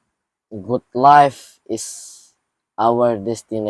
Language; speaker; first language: English; non-native, learner; Indonesian